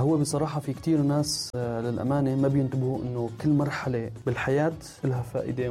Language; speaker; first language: Arabic; native; Arabic